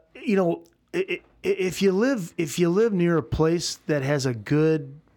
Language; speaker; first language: English; native; English